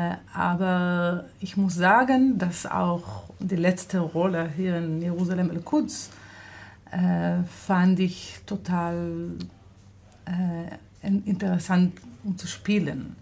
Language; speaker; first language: German; non-native, fluent; Hebrew